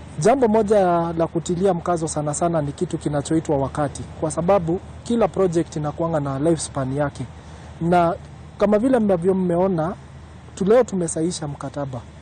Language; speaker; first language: Swahili; native; Swahili